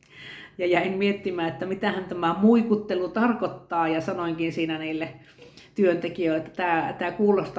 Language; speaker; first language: Finnish; native; Finnish